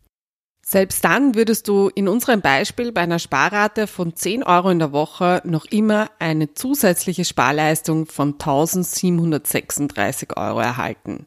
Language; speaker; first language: German; native; German